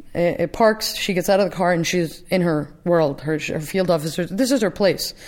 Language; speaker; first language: English; native; English